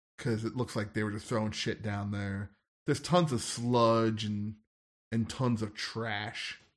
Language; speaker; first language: English; native; English